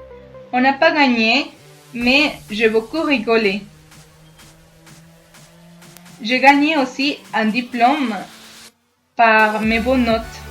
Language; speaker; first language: French; non-native, fluent; Spanish